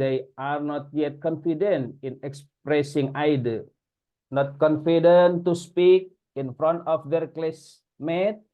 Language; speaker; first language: English; non-native, learner; Indonesian